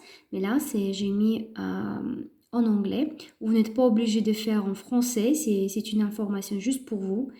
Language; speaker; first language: French; non-native, fluent; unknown